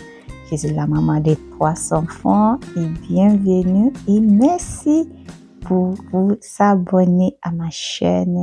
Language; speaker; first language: French; non-native, learner; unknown